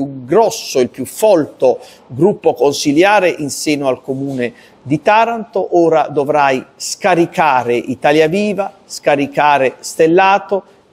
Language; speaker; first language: Italian; native; Italian